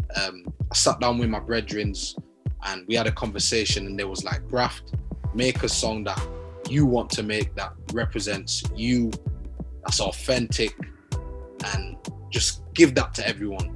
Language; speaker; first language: English; native; English